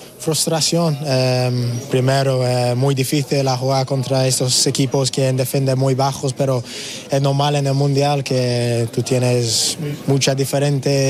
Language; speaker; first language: Spanish; non-native, learner; English